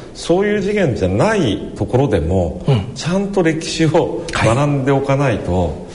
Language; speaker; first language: Japanese; native; Japanese